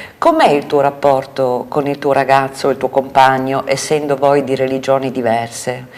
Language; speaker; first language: Italian; native; Italian